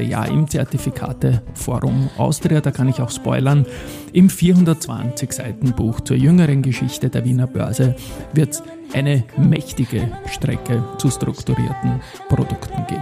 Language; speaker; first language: German; native; German